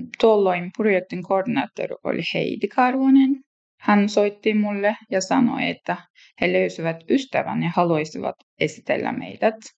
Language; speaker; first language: Finnish; non-native, learner; Turkish